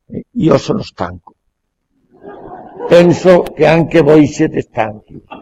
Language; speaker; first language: Italian; non-native, fluent; Spanish